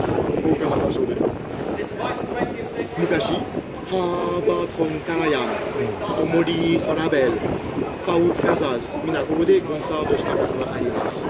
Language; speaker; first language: Japanese; non-native, fluent; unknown